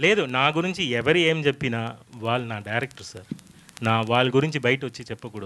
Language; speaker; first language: Telugu; non-native, fluent; Tamil